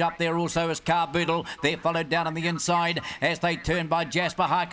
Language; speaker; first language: English; native; English